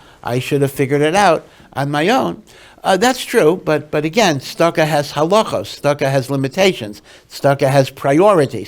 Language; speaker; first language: English; native; English